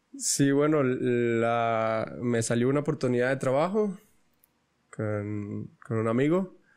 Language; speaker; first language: Spanish; native; Spanish